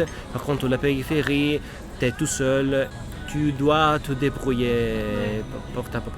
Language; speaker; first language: French; non-native, fluent; Italian